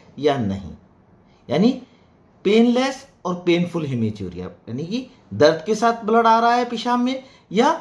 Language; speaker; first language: Hindi; native; Hindi